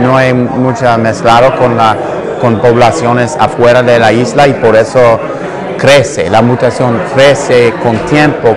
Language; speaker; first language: Spanish; non-native, learner; English